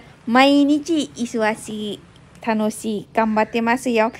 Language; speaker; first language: Japanese; non-native, learner; Thai